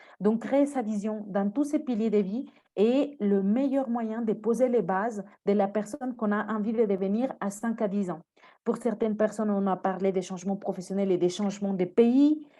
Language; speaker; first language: French; non-native, fluent; Spanish